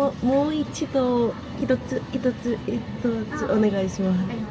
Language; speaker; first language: Japanese; non-native, learner; Korean